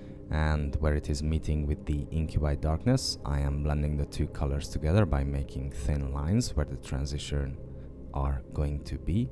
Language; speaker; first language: English; non-native, fluent; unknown